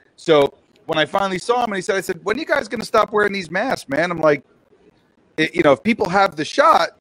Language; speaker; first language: English; native; English